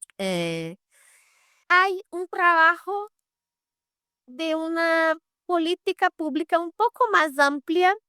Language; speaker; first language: Spanish; non-native, fluent; Portuguese